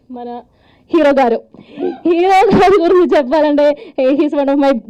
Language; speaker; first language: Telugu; non-native, learner; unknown